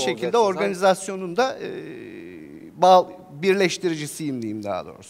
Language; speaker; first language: Turkish; native; Turkish